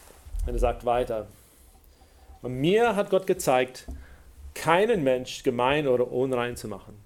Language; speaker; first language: German; non-native, fluent; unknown